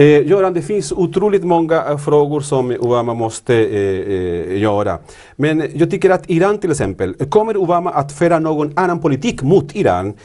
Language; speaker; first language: Swedish; non-native, fluent; Spanish